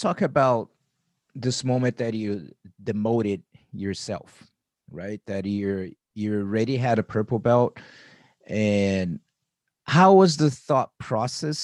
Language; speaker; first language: English; native; English